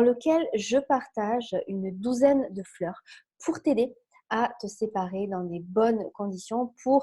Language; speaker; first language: French; native; French